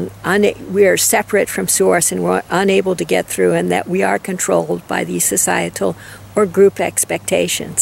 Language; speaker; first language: English; native; English